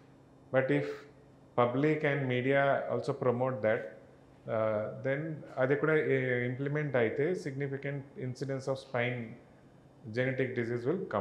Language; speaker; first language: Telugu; non-native, learner; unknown